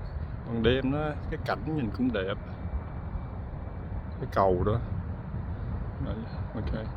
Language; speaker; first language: Vietnamese; early bilingual, other home language; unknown